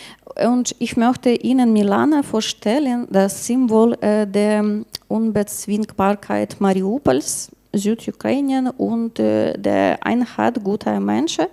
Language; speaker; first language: German; non-native, learner; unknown